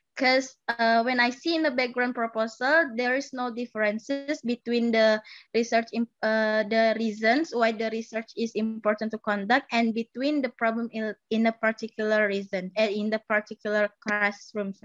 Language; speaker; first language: English; non-native, learner; Indonesian